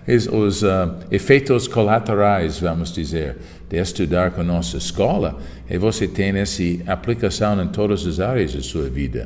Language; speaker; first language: Portuguese; non-native, fluent; English